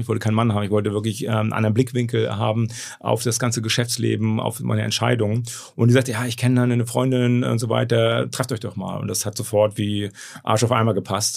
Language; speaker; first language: German; native; German